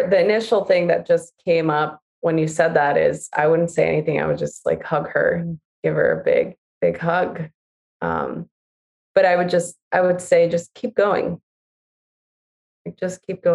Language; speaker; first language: English; native; English